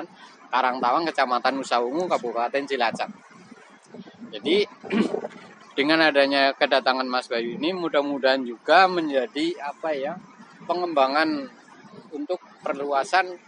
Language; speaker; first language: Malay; non-native, local second language; Javanese